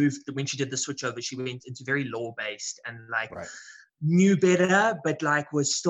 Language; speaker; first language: English; native; English